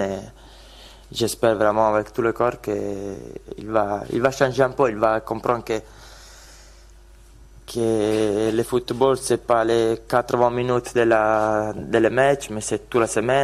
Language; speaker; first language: French; non-native, fluent; Italian